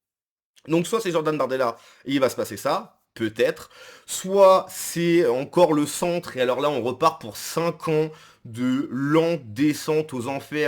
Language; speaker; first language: French; native; French